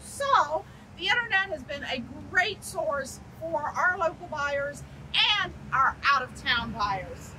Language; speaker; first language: English; native; English